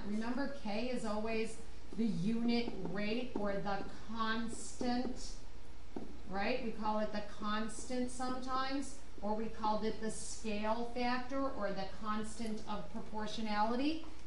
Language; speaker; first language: English; native; English